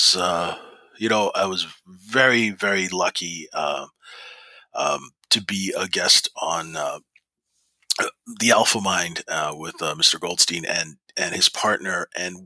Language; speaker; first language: English; native; English